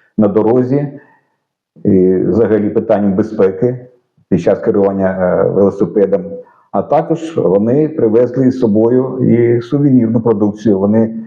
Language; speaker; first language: Ukrainian; non-native, local second language; Russian